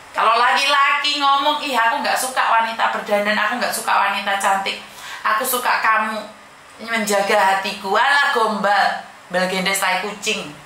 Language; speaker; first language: Indonesian; non-native, local second language; Javanese